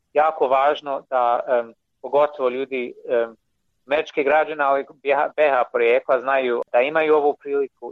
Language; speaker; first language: Croatian; non-native, fluent; English